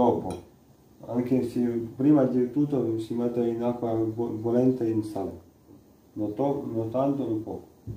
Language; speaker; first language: Italian; non-native, learner; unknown